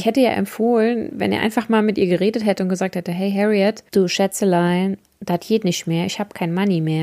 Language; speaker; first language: German; native; German